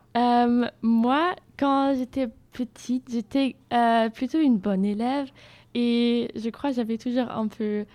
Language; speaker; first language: French; non-native, fluent; German